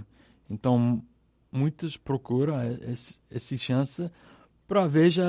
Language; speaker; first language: Portuguese; non-native, learner; English